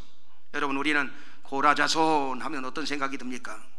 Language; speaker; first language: Korean; native; Korean